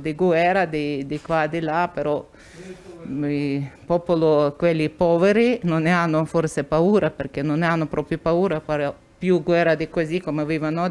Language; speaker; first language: Italian; non-native, learner; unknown